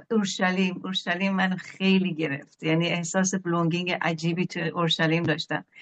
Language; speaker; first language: Persian; native; Persian